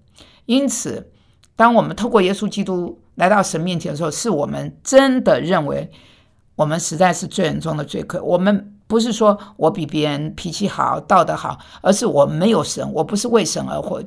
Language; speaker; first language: Chinese; non-native, fluent; Korean